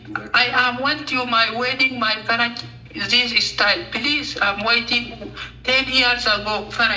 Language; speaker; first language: English; non-native, learner; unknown